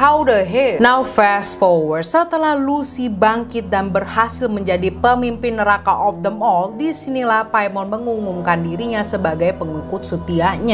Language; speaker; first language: Indonesian; native; Indonesian